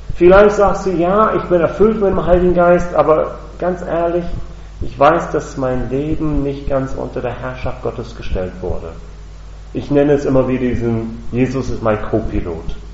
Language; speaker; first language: German; non-native, fluent; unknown